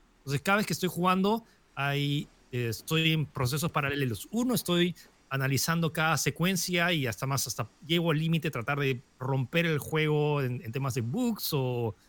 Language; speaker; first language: Spanish; early bilingual, other home language; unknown